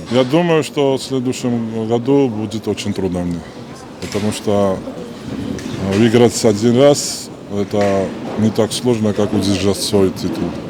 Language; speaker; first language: Russian; non-native, fluent; Georgian